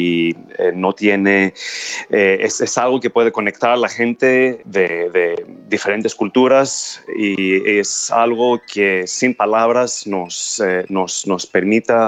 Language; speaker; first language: Spanish; non-native, fluent; Greek